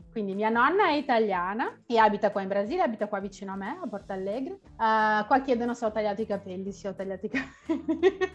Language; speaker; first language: Italian; native; Italian